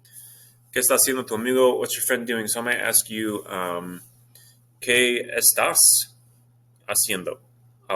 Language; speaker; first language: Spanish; non-native, fluent; English